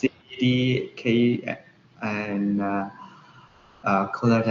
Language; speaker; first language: English; non-native, learner; Vietnamese